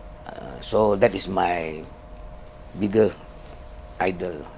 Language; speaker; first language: English; non-native, local second language; Tamil